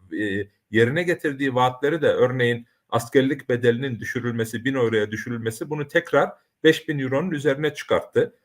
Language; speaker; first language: Turkish; early bilingual, heritage; Turkish